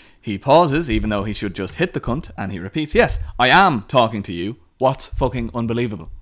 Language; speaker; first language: English; native; English